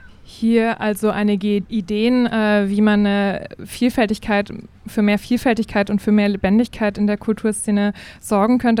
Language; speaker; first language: German; native; German